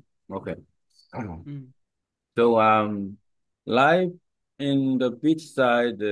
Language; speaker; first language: English; non-native, learner; Korean